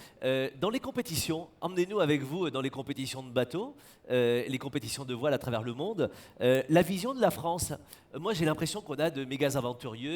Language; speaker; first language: French; native; French